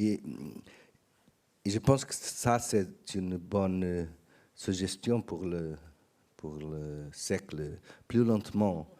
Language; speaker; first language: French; non-native, learner; Portuguese